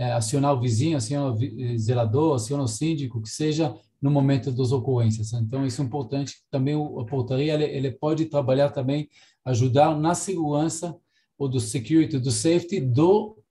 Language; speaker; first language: Portuguese; non-native, fluent; Hebrew